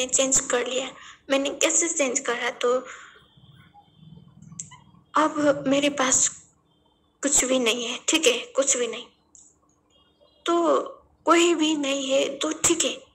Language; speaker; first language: Hindi; non-native, learner; Nepali